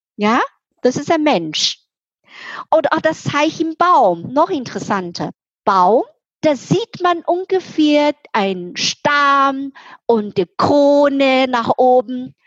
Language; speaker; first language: German; non-native, fluent; Chinese